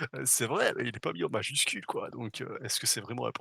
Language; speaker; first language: French; native; French